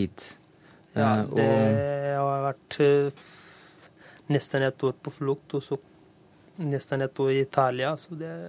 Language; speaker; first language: Norwegian; non-native, fluent; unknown